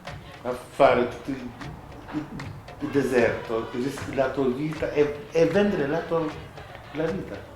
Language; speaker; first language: Italian; non-native, fluent; Wolof